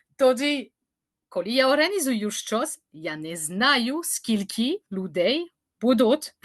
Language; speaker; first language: Ukrainian; non-native, learner; French